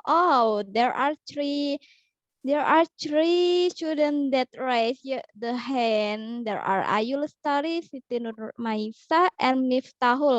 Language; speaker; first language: English; non-native, learner; Indonesian